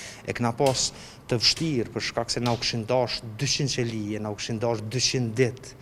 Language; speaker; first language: Albanian; native; Albanian